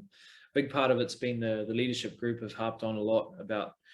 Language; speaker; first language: English; native; English